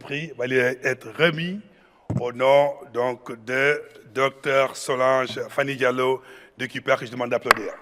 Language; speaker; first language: French; non-native, local second language; Wolof